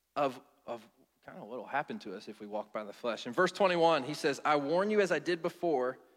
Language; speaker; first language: English; native; English